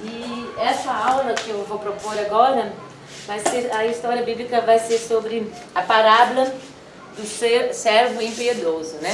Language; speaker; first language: Portuguese; non-native, fluent; Dutch